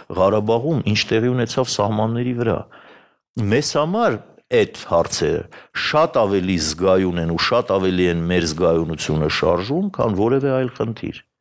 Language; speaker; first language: Armenian; native; Armenian